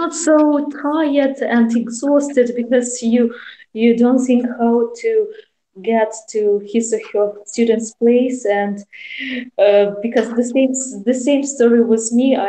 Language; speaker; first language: English; non-native, learner; Russian